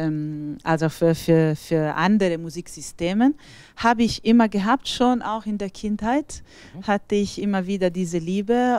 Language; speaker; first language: German; non-native, fluent; Italian